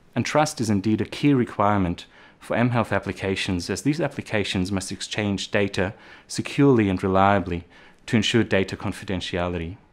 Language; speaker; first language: English; non-native, fluent; German